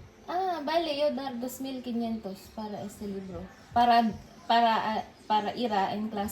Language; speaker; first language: Spanish; non-native, learner; Filipino